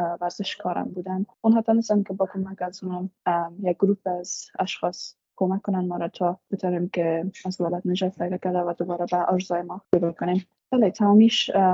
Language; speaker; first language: Persian; native; Persian